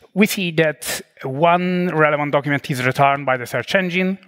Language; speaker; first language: English; non-native, fluent; Italian